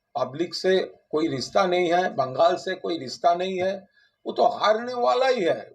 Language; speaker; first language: Hindi; non-native, local second language; Bangla